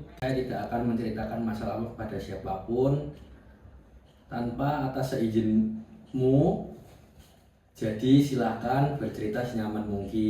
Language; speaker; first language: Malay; non-native, fluent; Indonesian